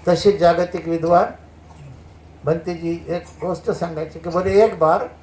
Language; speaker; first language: Hindi; non-native, local second language; Marathi